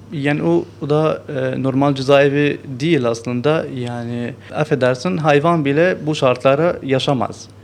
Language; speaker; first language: Turkish; non-native, learner; Arabic